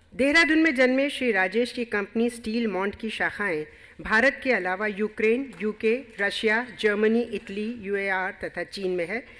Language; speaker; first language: Hindi; native; Hindi